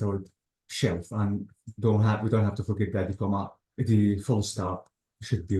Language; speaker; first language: English; non-native, fluent; Arabic